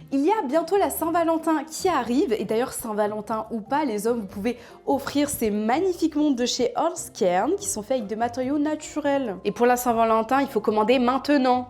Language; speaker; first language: French; native; French